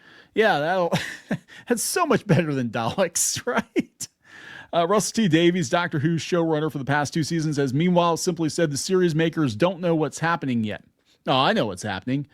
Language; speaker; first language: English; native; English